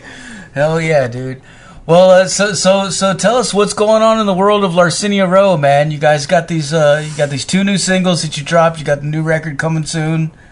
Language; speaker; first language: English; native; English